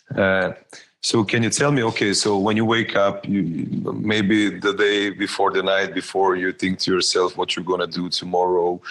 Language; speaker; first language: English; non-native, fluent; Croatian